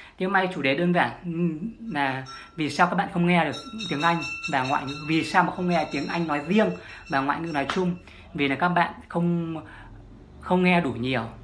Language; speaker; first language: Vietnamese; native; Vietnamese